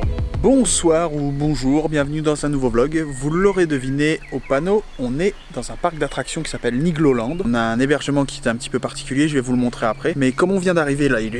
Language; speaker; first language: French; native; French